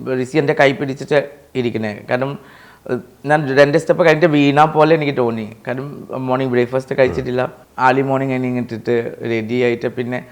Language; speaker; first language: Malayalam; non-native, fluent; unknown